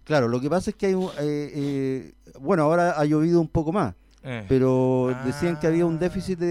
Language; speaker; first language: Spanish; native; Spanish